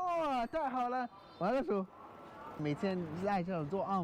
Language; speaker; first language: Chinese; non-native, fluent; English